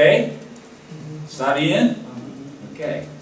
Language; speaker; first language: Spanish; non-native, learner; English